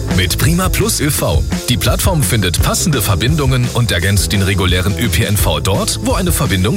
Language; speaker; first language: German; native; German